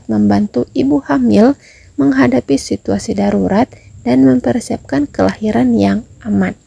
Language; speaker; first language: Indonesian; native; Indonesian